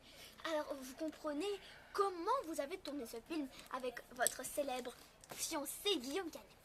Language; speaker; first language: French; native; French